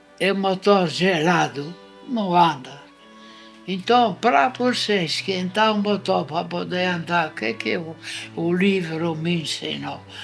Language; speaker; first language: Portuguese; non-native, fluent; Italian